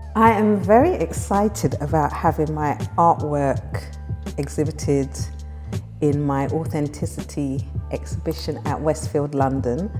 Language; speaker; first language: English; native; English